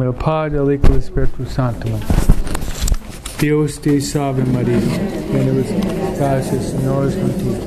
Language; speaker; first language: Spanish; non-native, fluent; English